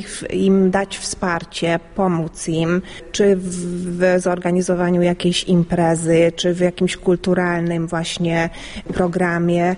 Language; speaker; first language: Polish; early bilingual, heritage; Polish